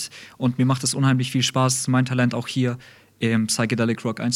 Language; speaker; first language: German; early bilingual, other home language; Russian